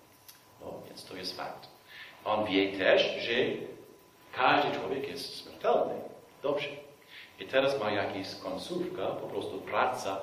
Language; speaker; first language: Polish; non-native, fluent; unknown